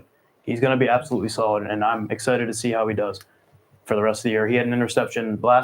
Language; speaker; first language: English; native; English